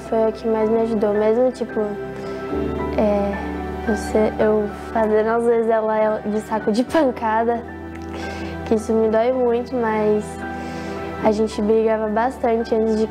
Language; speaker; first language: Portuguese; native; Portuguese